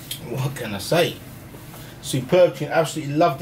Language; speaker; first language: English; early bilingual, other home language; Hindi